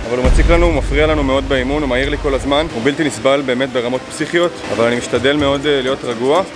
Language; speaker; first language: Hebrew; native; Hebrew